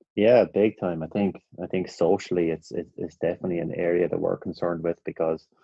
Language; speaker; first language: English; native; English